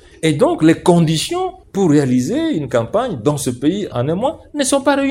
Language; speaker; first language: French; non-native, local second language; Swahili